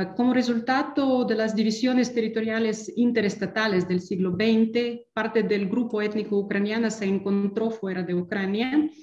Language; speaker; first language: Spanish; non-native, fluent; Ukrainian